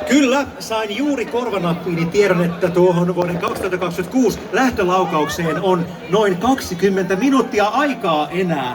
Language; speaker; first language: Finnish; native; Finnish